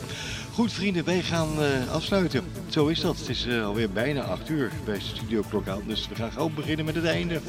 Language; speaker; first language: Dutch; native; Dutch